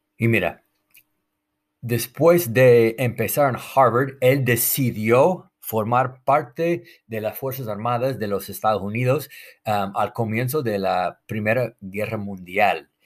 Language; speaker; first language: Spanish; non-native, fluent; English